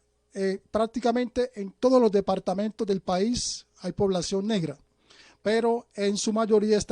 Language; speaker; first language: Spanish; native; Spanish